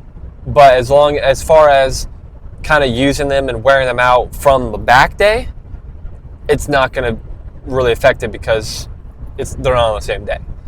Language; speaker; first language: English; native; English